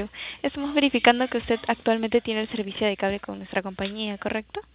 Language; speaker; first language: Spanish; native; Spanish